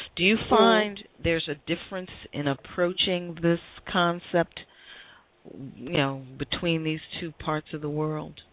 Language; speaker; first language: English; native; English